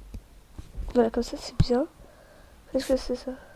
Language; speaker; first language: French; native; French